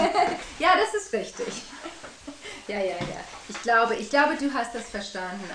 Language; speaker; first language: German; non-native, fluent; English